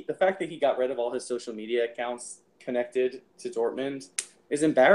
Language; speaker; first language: English; native; English